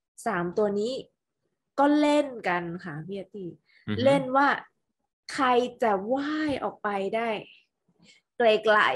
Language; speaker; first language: Thai; native; Thai